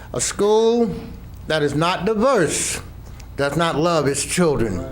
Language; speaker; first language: English; native; English